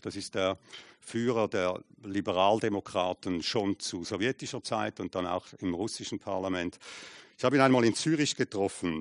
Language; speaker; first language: German; native; German